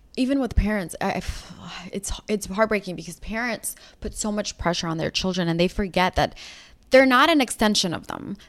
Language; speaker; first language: English; native; English